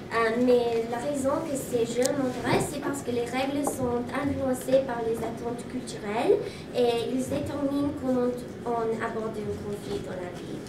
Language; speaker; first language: French; non-native, learner; English